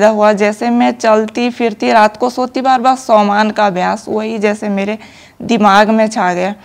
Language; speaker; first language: Hindi; native; Hindi